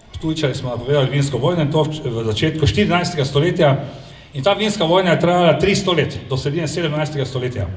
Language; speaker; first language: Slovenian; native; Slovenian